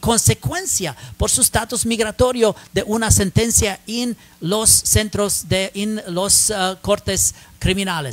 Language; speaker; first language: Spanish; non-native, learner; English